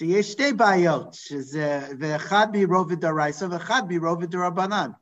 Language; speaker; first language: Hebrew; non-native, fluent; English